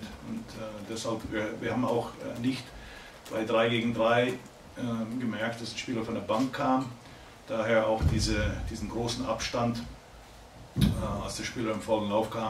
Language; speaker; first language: German; native; German